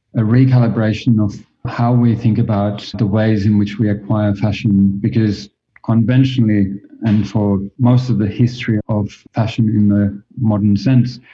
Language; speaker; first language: English; non-native, fluent; Finnish